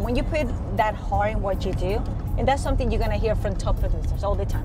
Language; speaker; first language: English; non-native, fluent; Spanish